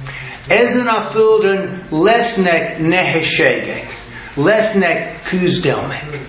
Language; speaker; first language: Hungarian; non-native, learner; English